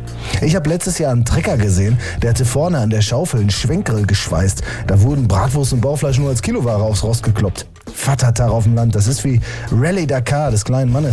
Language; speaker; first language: German; native; German